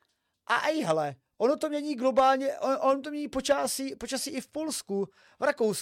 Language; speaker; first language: Czech; native; Czech